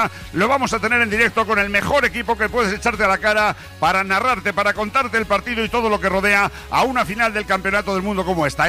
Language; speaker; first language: Spanish; native; Spanish